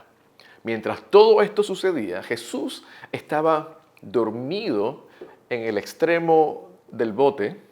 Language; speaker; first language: Spanish; native; Spanish